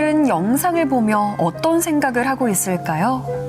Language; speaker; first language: Korean; native; Korean